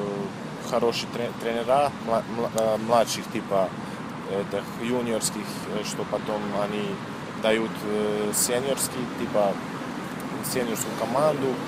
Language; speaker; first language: Russian; non-native, learner; Serbian